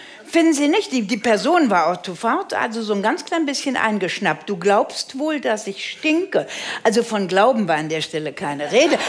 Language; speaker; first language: German; native; German